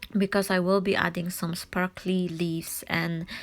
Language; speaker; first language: English; non-native, fluent; Polish